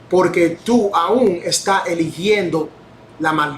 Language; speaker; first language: Spanish; non-native, fluent; English